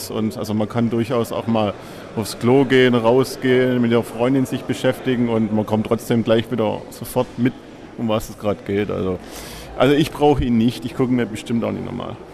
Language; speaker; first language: German; native; German